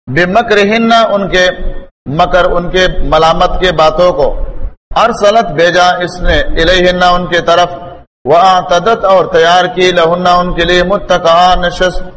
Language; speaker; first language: Urdu; non-native, local second language; Pashto